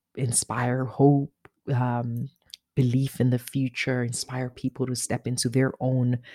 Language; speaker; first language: English; non-native, local second language; Igbo